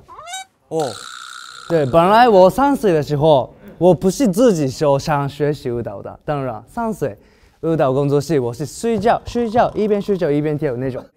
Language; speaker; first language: Chinese; non-native, learner; Japanese